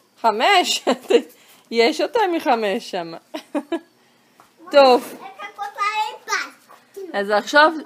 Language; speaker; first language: Hebrew; non-native, fluent; Portuguese